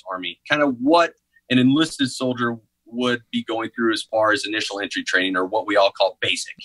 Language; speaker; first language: English; native; English